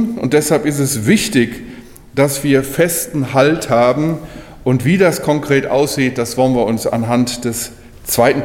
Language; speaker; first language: German; native; German